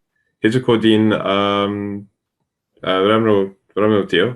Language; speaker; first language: Nepali; non-native, learner; English